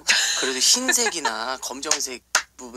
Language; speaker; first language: Korean; native; Korean